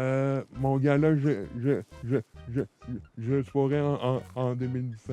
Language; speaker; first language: French; native; French